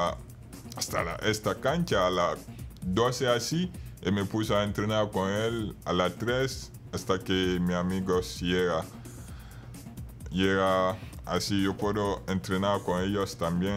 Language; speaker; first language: Spanish; non-native, fluent; Bambara